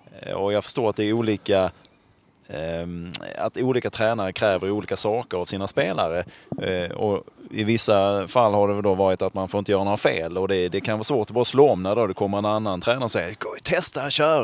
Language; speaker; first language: Swedish; native; Swedish